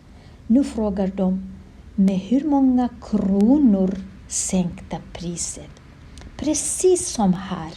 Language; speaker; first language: Swedish; non-native, learner; Kurdish